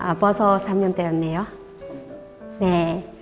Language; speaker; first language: Korean; non-native, learner; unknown